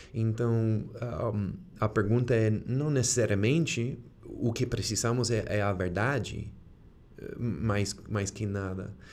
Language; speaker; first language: Portuguese; non-native, fluent; English